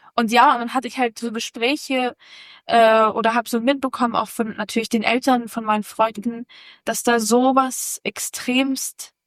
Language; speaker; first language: German; native; German